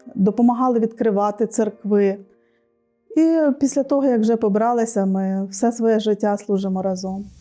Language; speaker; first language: Ukrainian; native; Ukrainian